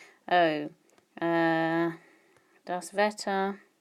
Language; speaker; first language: German; non-native, fluent; English